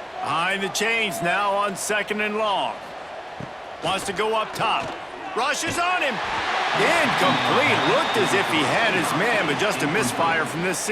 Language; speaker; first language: English; native; English